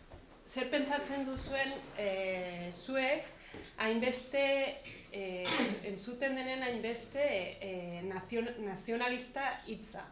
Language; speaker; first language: Basque; non-native, fluent; Catalan